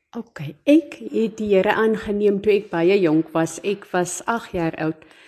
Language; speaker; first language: Afrikaans; native; Afrikaans